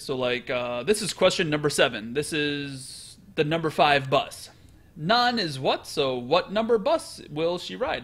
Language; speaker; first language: English; native; English